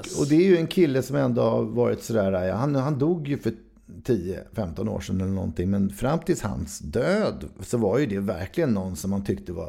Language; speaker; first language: Swedish; native; Swedish